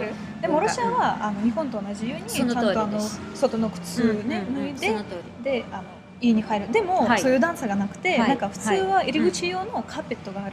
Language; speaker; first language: Japanese; non-native, fluent; Russian